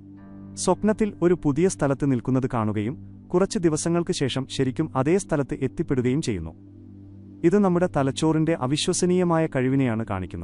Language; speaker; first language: Malayalam; native; Malayalam